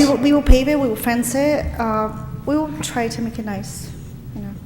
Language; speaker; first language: English; non-native, fluent; Polish